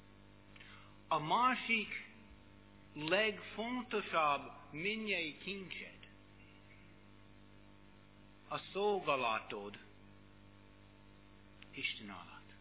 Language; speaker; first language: Hungarian; non-native, learner; English